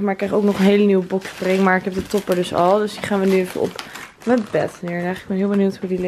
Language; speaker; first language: Dutch; native; Dutch